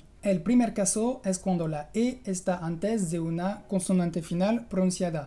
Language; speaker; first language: Spanish; non-native, fluent; French